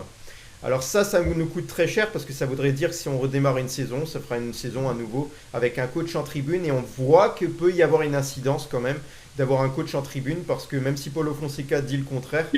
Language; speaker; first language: French; native; French